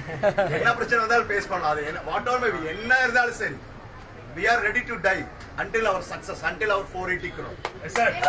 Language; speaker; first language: Tamil; native; Tamil